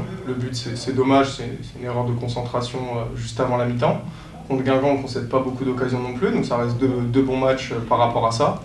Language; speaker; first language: French; native; French